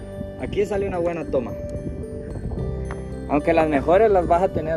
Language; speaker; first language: Spanish; native; Spanish